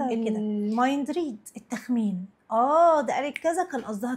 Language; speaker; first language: Arabic; native; Arabic